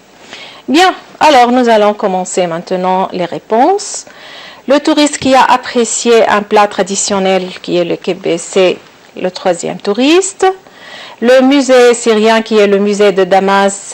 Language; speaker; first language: French; non-native, local second language; Arabic